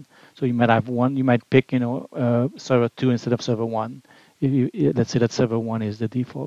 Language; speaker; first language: English; non-native, fluent; French